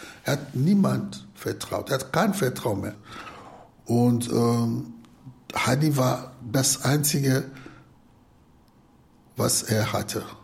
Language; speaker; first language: German; non-native, fluent; Lingala